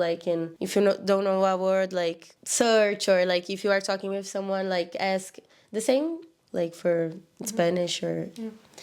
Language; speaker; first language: English; non-native, learner; Portuguese